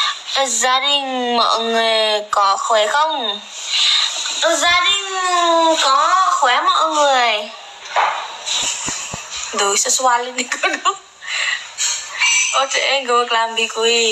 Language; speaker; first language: Vietnamese; non-native, learner; Javanese